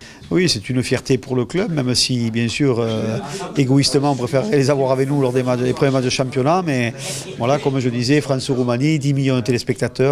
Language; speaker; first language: French; native; French